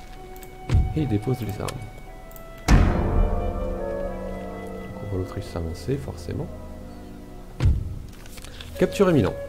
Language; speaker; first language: French; native; French